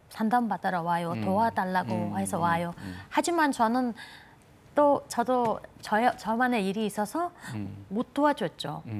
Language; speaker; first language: Korean; non-native, fluent; Mongolian